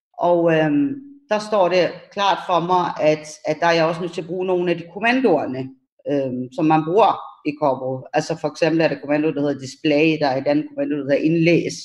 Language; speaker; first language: Danish; early bilingual, other home language; Persian